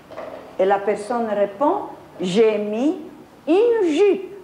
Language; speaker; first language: French; non-native, fluent; Italian